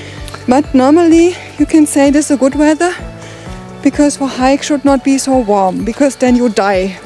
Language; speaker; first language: English; non-native, learner; German